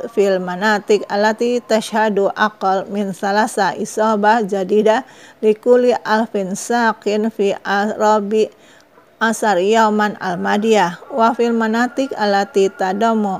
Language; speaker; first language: Arabic; non-native, learner; Indonesian